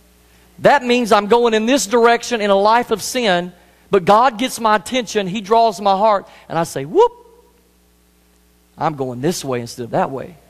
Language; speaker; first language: English; native; English